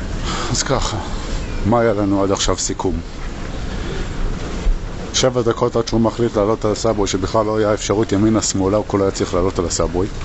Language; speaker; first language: Hebrew; native; Hebrew